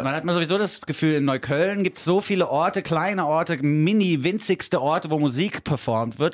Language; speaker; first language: German; native; German